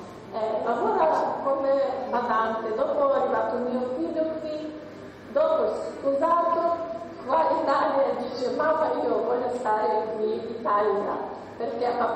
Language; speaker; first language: Italian; non-native, learner; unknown